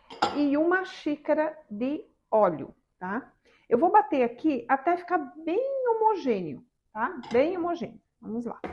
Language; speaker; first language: Portuguese; native; Portuguese